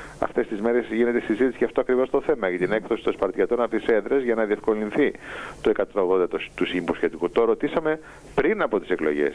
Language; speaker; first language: Greek; native; Greek